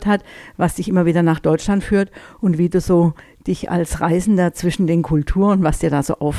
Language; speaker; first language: German; native; German